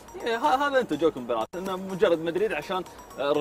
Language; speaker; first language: Arabic; native; Arabic